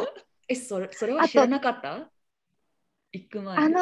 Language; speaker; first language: Japanese; non-native, learner; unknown